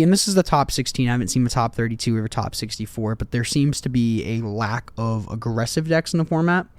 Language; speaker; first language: English; native; English